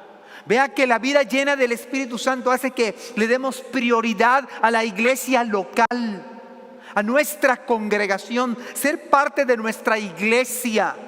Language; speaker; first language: Spanish; native; Spanish